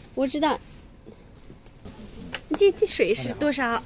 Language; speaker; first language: Chinese; non-native, learner; Khowar